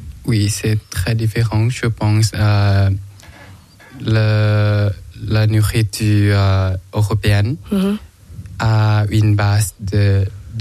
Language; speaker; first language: French; non-native, learner; Thai